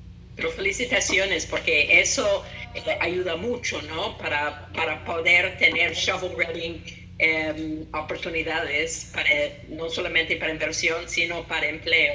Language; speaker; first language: Spanish; non-native, fluent; English